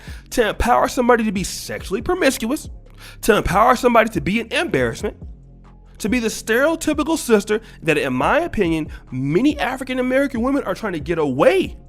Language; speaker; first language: English; native; English